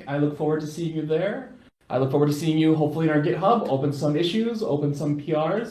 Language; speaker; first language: English; native; English